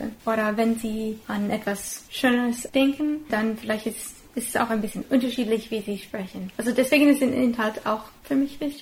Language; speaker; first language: German; non-native, fluent; English